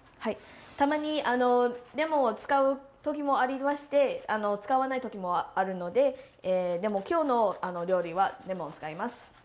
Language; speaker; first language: Japanese; non-native, fluent; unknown